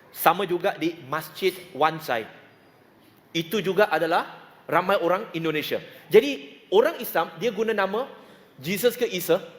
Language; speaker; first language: Malay; non-native, local second language; Chinese